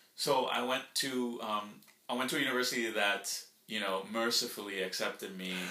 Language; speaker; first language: English; early bilingual, other home language; Spanish